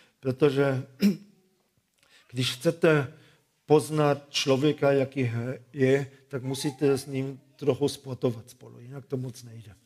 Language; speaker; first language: Czech; non-native, fluent; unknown